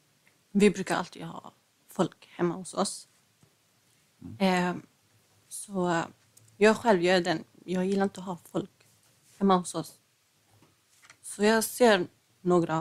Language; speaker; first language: Swedish; non-native, fluent; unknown